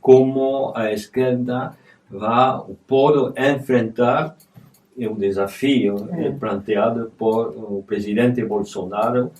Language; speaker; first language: Portuguese; non-native, fluent; French